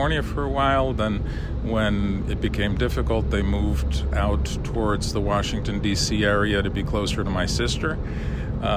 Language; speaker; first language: English; early bilingual, other home language; Lithuanian